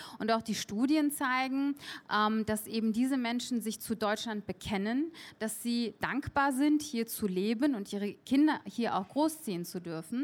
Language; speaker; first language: German; early bilingual, other home language; Turkish